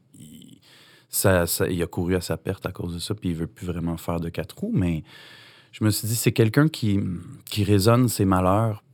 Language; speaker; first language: French; native; French